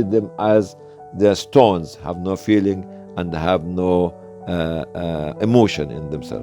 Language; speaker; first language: English; non-native, fluent; Arabic